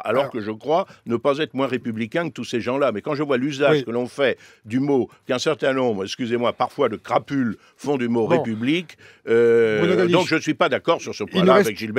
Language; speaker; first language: French; native; French